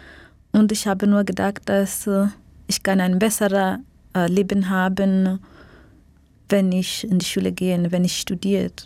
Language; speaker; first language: German; non-native, fluent; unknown